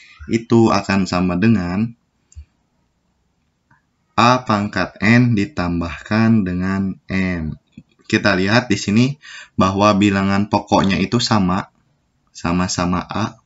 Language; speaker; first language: Indonesian; native; Indonesian